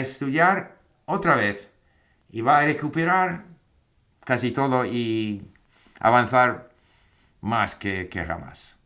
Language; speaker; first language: Spanish; non-native, fluent; English